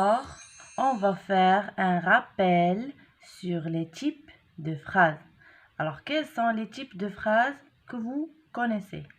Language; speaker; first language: French; non-native, local second language; Arabic